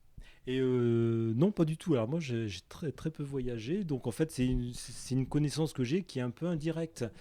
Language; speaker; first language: French; native; French